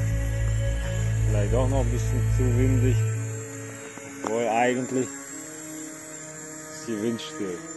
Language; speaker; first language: German; non-native, fluent; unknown